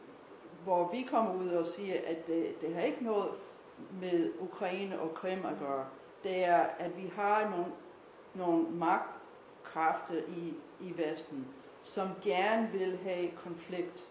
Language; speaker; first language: Danish; non-native, fluent; English